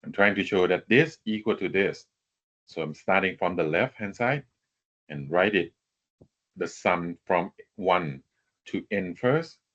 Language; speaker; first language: English; non-native, fluent; Thai